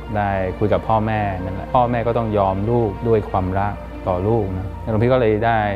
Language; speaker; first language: Thai; non-native, fluent; Malay